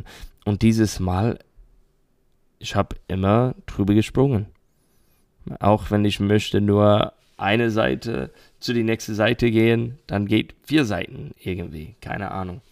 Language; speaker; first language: German; non-native, learner; English